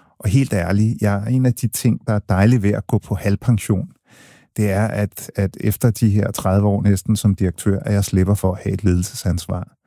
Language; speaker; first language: Danish; early bilingual, other home language; English